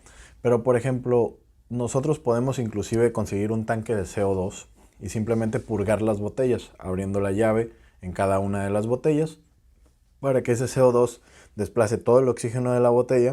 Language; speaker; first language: Spanish; native; Spanish